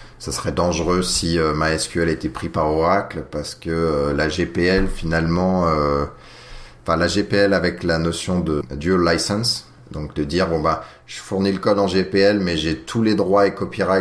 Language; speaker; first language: French; native; French